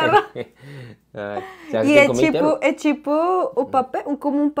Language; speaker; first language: Portuguese; non-native, fluent; Spanish